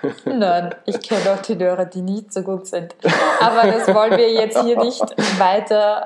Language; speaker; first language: German; native; German